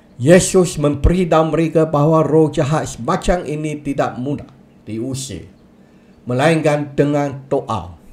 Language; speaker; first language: Malay; non-native, local second language; Chinese